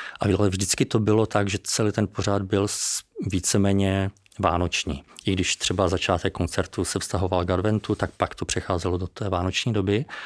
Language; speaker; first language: Czech; native; Czech